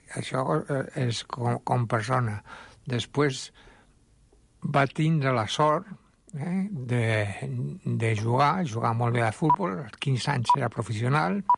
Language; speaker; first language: Catalan; early bilingual, other home language; Spanish